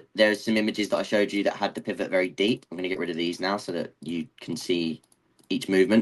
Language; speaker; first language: English; native; English